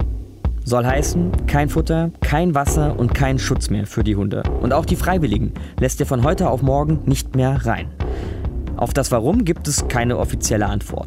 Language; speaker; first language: German; native; German